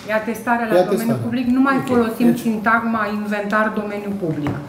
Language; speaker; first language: Romanian; native; Romanian